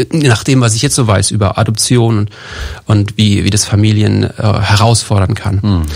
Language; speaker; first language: German; native; German